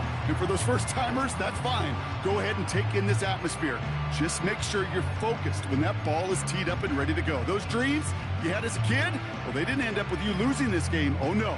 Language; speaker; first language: English; native; English